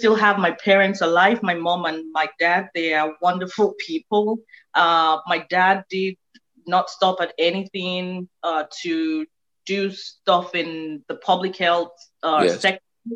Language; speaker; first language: English; non-native, local second language; Yoruba